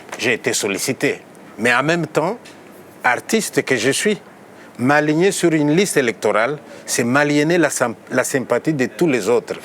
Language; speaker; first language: French; non-native, local second language; Luba-Lulua